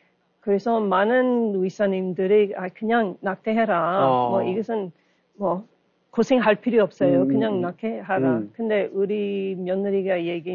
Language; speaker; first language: Korean; non-native, learner; English